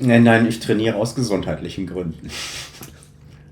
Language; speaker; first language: German; native; German